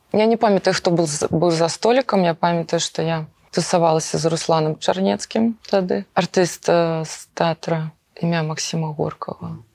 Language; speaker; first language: Belarusian; native; Belarusian